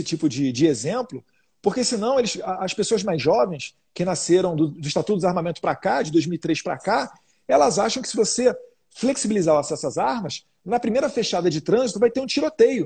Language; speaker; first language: Portuguese; native; Portuguese